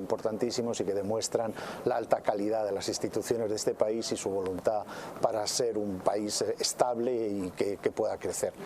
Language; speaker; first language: Spanish; native; Spanish